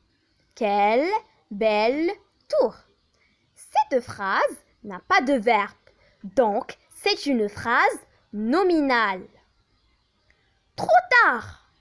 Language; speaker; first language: French; non-native, local second language; Arabic